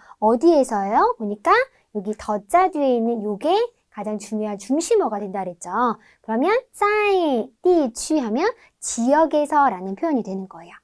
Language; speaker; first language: Korean; native; Korean